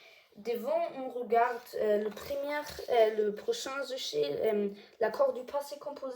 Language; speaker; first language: French; non-native, learner; German